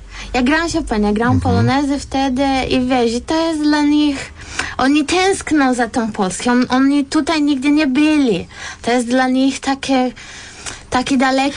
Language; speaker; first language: Polish; non-native, fluent; Portuguese